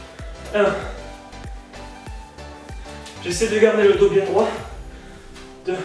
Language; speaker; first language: French; native; French